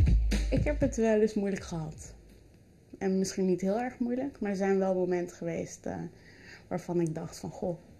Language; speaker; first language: Dutch; native; Dutch